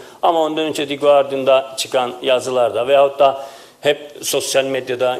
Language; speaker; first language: Turkish; native; Turkish